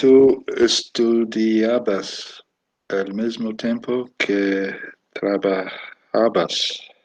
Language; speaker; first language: Spanish; non-native, learner; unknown